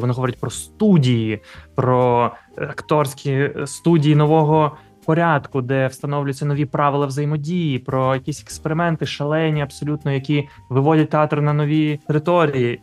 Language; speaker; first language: Ukrainian; native; Ukrainian